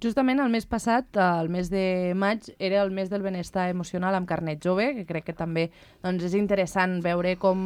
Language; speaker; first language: Catalan; native; Catalan